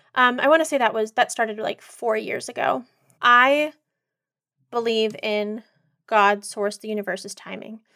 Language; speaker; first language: English; native; English